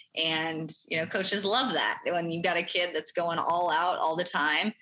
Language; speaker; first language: English; native; English